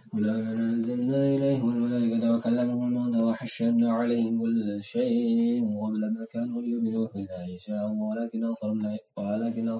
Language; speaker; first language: Arabic; non-native, learner; Indonesian